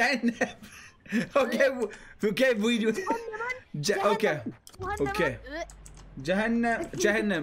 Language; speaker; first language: English; non-native, fluent; Swedish